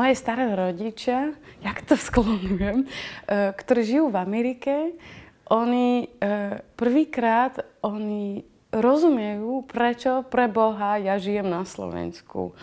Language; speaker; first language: Slovak; non-native, fluent; Dutch